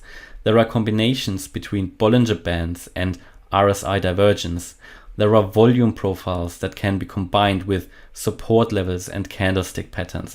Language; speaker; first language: English; non-native, fluent; German